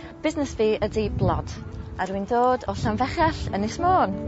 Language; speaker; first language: Welsh; non-native, local second language; English